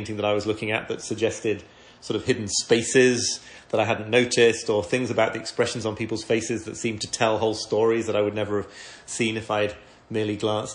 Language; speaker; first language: English; native; English